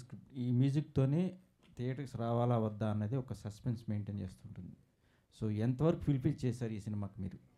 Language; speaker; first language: Telugu; native; Telugu